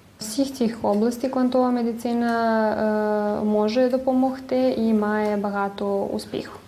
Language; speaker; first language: Ukrainian; early bilingual, heritage; Ukrainian